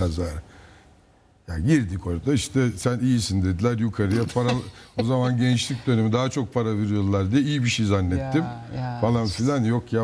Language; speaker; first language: Turkish; native; Turkish